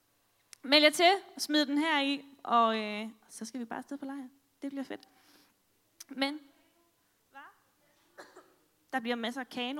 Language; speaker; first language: Danish; native; Danish